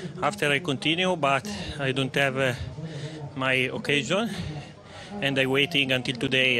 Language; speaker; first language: English; non-native, learner; Italian